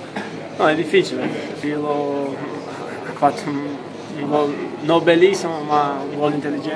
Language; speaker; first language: Italian; non-native, learner; Portuguese